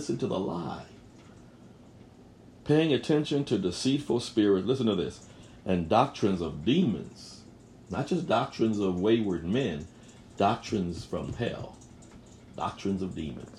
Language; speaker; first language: English; native; English